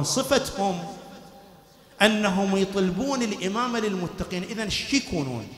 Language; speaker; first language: Arabic; native; Arabic